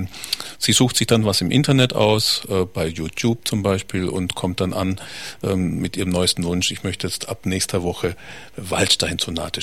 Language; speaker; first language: German; native; German